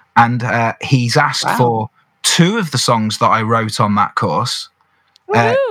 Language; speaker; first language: English; native; English